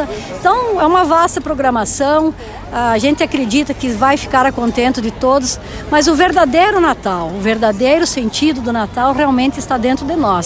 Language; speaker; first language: Portuguese; native; Portuguese